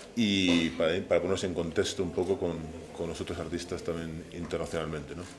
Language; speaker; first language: Spanish; native; Spanish